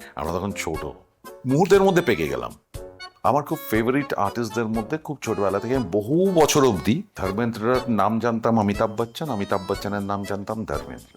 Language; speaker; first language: Bangla; native; Bangla